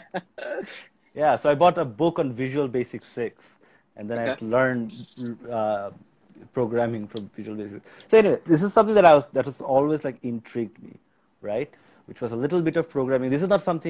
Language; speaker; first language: English; non-native, local second language; Bangla